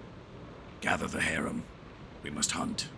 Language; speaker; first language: English; native; English